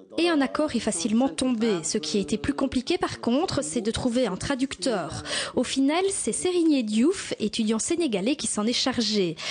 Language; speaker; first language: French; native; French